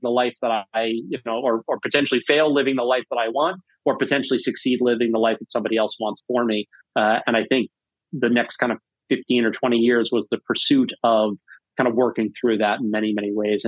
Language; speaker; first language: English; native; English